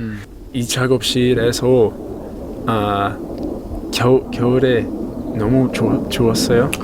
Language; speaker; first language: Korean; non-native, learner; English